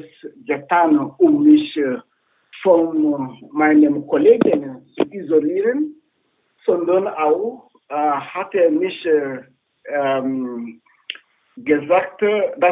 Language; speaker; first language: German; non-native, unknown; Wolof